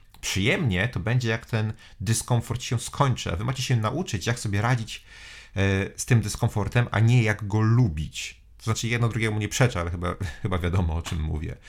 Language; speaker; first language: Polish; native; Polish